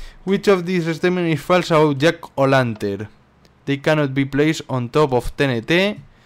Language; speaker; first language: English; non-native, learner; Spanish